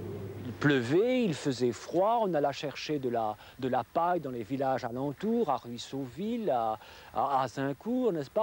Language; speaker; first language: French; native; French